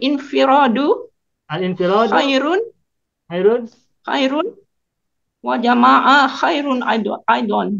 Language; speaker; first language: Arabic; non-native, learner; Indonesian